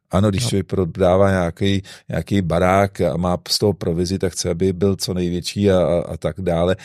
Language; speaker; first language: Czech; native; Czech